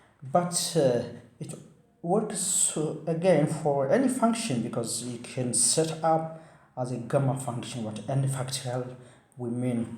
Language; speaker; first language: English; non-native, fluent; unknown